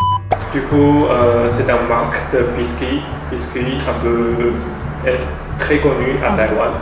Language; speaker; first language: French; non-native, learner; Chinese